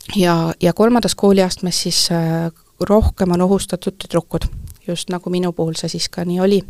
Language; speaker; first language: Estonian; early bilingual, heritage; Estonian